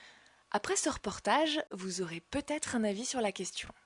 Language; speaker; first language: French; native; French